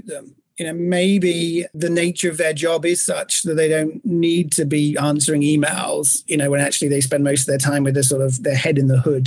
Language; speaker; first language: English; native; English